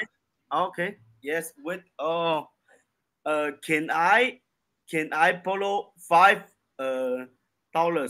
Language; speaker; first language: English; non-native, learner; Chinese